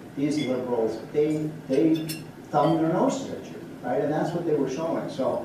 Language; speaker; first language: English; native; English